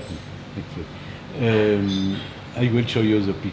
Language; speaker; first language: English; non-native, learner; French